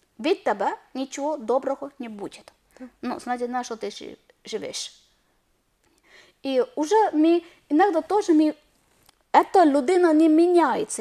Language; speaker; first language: Ukrainian; non-native, learner; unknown